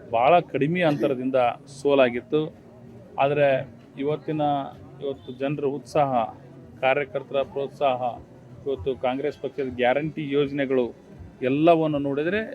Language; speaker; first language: Kannada; native; Kannada